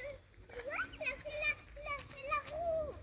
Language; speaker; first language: French; native; French